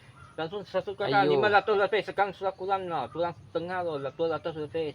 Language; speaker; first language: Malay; non-native, local second language; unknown